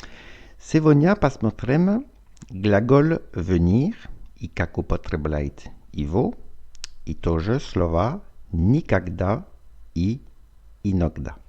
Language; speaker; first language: Russian; non-native, fluent; French